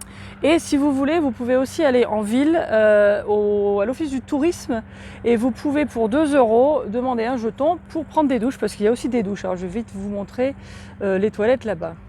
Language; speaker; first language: French; native; French